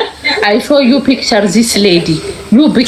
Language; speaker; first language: English; non-native, learner; Amharic